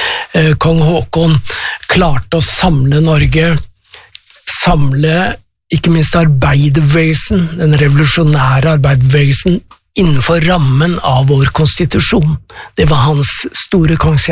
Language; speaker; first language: Norwegian; native; Norwegian